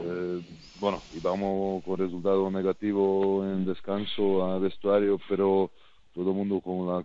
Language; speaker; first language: Spanish; non-native, fluent; Serbian